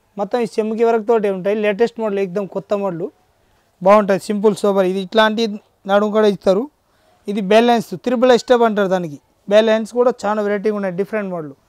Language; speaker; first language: Telugu; native; Telugu